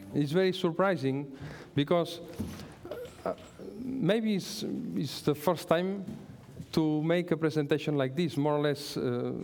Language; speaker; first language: English; non-native, learner; Spanish